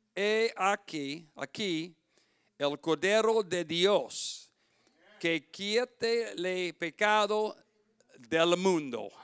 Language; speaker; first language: Spanish; non-native, learner; English